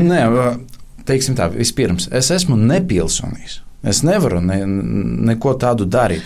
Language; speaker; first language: Latvian; non-native, local second language; Russian